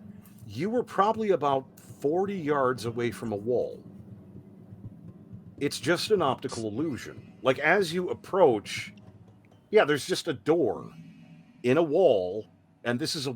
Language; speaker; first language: English; native; English